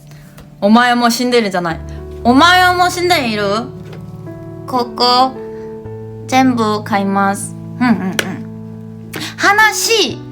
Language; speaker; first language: Japanese; non-native, learner; Korean